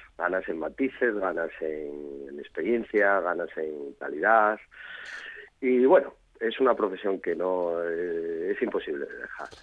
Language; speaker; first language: Spanish; native; Spanish